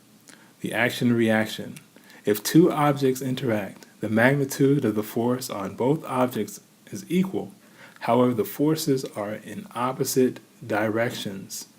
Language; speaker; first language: English; native; English